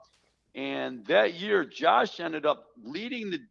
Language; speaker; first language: English; native; English